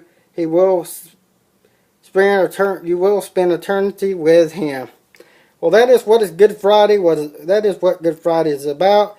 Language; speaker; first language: English; native; English